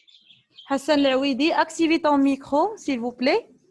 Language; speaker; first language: French; non-native, local second language; Arabic